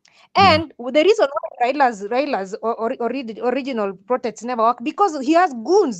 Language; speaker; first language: English; non-native, local second language; Swahili